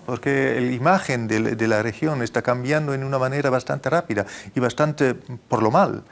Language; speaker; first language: Spanish; non-native, fluent; German